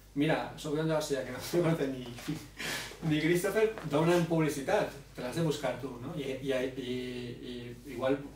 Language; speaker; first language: Spanish; non-native, local second language; Catalan